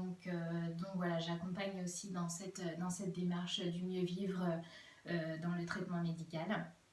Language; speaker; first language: French; native; French